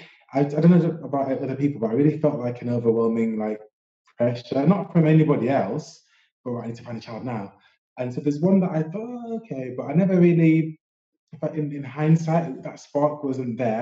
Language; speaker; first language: English; native; English